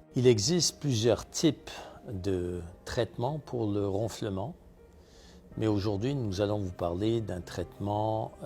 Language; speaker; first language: French; native; French